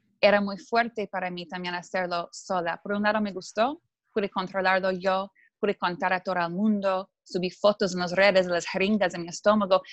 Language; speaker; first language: Spanish; non-native, fluent; English